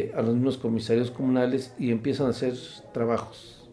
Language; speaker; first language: Spanish; native; Spanish